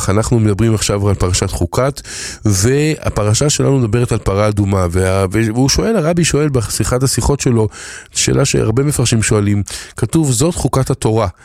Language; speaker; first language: Hebrew; native; Hebrew